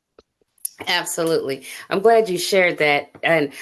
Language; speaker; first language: English; native; English